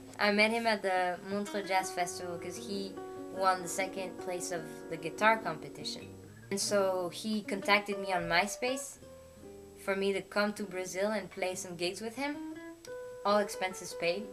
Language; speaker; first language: English; non-native, fluent; French